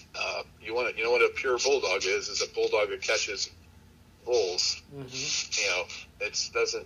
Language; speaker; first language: English; native; English